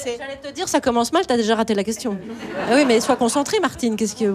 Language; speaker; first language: French; native; French